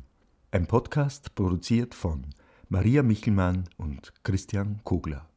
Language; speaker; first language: German; native; German